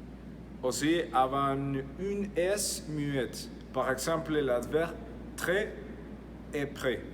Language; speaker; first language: French; non-native, learner; Spanish